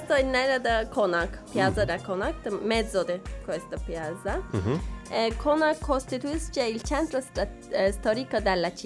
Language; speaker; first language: Italian; non-native, learner; Turkish